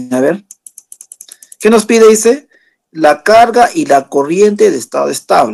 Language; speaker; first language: Spanish; native; Spanish